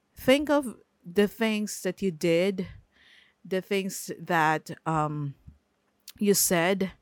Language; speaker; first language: English; non-native, local second language; Filipino